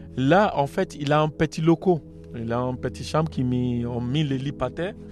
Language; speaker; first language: French; non-native, learner; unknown